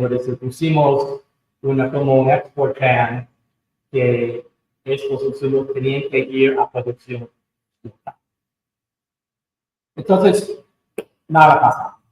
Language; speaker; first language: Spanish; non-native, fluent; English